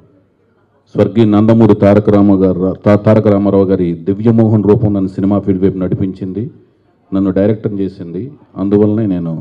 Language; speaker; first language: Telugu; native; Telugu